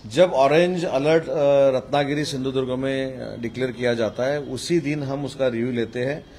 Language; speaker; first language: Hindi; non-native, local second language; Marathi